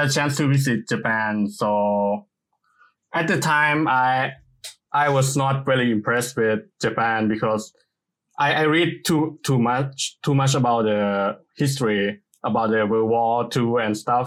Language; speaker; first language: English; non-native, fluent; Thai